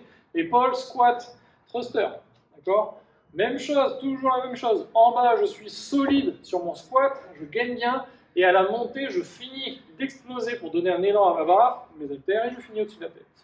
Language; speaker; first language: French; native; French